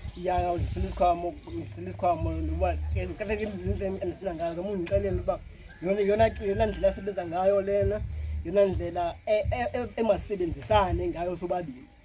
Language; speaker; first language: Zulu; non-native, local second language; Xhosa